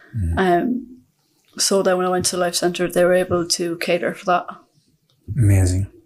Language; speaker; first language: English; native; English